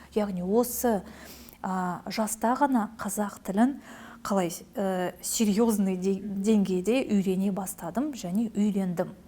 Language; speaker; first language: Kazakh; non-native, local second language; Russian